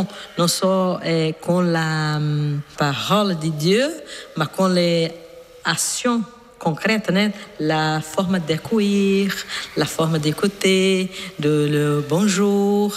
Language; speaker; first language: French; non-native, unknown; Portuguese